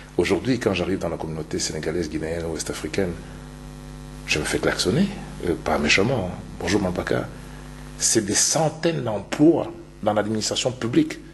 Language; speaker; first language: French; non-native, local second language; Luba-Lulua